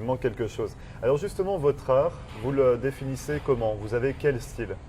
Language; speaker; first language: French; native; French